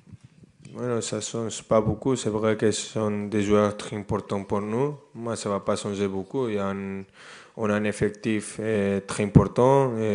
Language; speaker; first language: French; non-native, fluent; Spanish